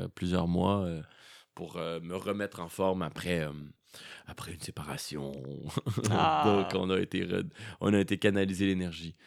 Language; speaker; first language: French; native; French